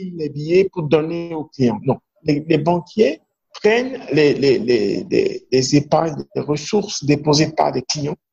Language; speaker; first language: French; non-native, local second language; Fon